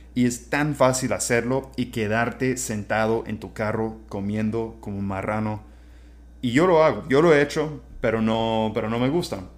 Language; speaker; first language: Spanish; non-native, fluent; English